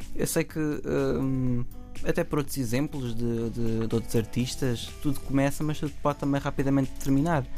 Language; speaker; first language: Portuguese; native; Portuguese